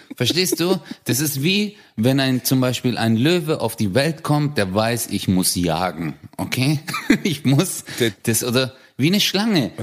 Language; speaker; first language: German; early bilingual, other home language; Turkish